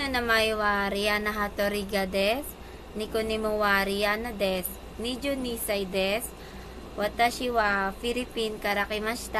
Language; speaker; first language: Japanese; non-native, learner; Filipino